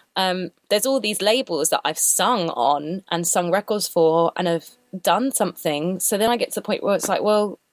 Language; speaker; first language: English; native; English